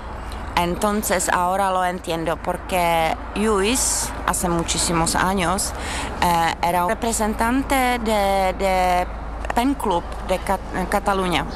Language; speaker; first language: Spanish; non-native, fluent; Czech